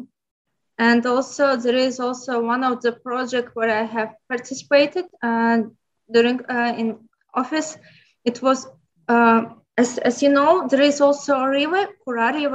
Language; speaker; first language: English; non-native, learner; Azerbaijani